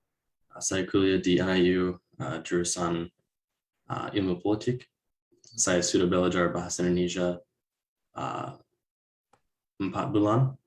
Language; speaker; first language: Indonesian; non-native, learner; English